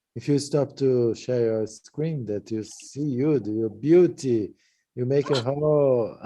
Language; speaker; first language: English; non-native, fluent; Portuguese